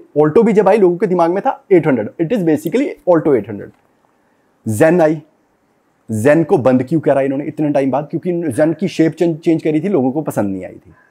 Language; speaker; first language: Hindi; non-native, local second language; Punjabi